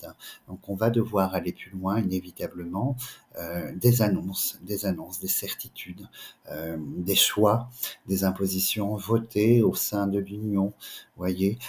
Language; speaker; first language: French; native; French